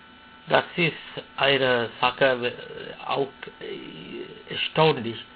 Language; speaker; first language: German; non-native, fluent; Sinhala